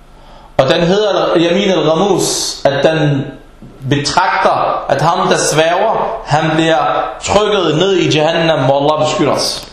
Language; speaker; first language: Danish; early bilingual, other home language; Arabic